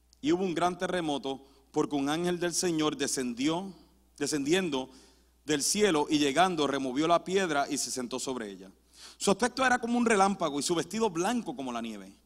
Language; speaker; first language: Spanish; early bilingual, heritage; Spanish